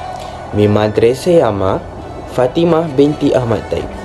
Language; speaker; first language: Spanish; non-native, learner; Malay